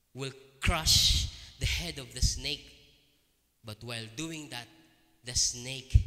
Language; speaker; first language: English; non-native, local second language; Filipino